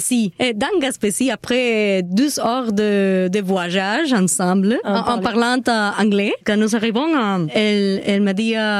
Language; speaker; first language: French; non-native, learner; Spanish